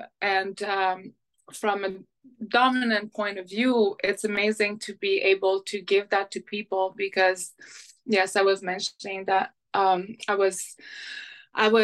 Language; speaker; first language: English; non-native, fluent; French